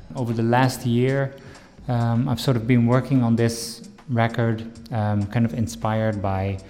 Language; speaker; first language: English; non-native, fluent; Dutch